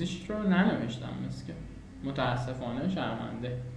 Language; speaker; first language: Persian; native; Persian